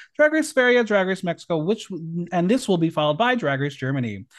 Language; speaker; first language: English; native; English